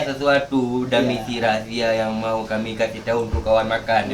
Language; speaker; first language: Indonesian; native; Indonesian